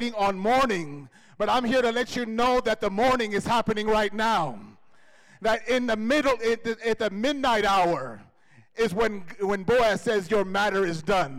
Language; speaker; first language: English; native; English